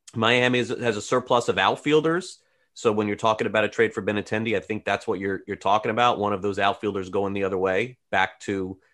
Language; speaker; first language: English; native; English